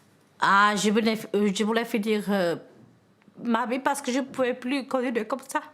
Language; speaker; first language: French; non-native, learner; Portuguese